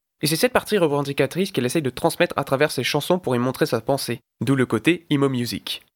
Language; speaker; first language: French; native; French